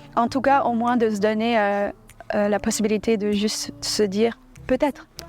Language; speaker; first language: French; early bilingual, other home language; English